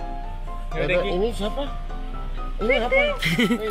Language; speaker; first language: Indonesian; non-native, fluent; Japanese